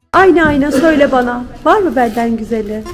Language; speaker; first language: Turkish; native; Turkish